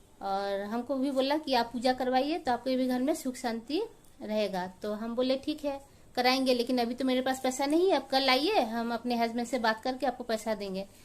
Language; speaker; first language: Hindi; non-native, local second language; Bangla